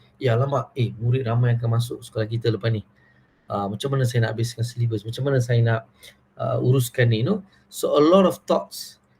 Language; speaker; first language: Malay; non-native, local second language; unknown